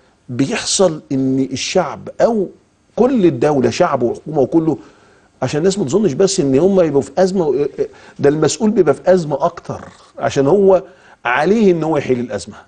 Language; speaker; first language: Arabic; native; Arabic